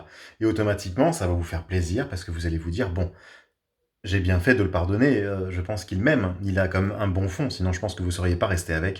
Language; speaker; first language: French; native; French